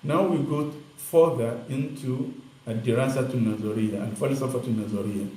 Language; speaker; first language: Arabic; non-native, fluent; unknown